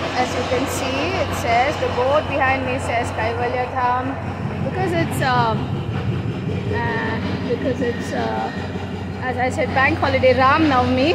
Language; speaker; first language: English; non-native, local second language; Marathi